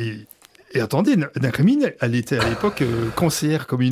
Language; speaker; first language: French; native; French